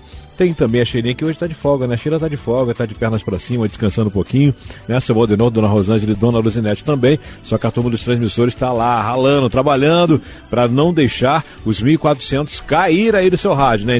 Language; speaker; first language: Portuguese; native; Portuguese